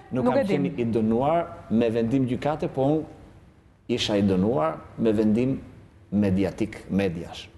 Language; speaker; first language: Albanian; non-native, local second language; Greek